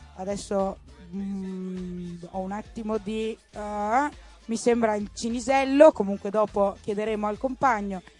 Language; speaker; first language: Italian; native; Italian